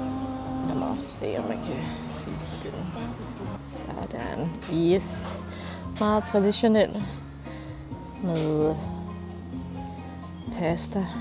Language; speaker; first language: Danish; non-native, fluent; Polish